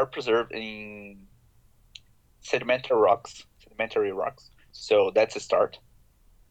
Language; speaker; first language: English; non-native, fluent; Portuguese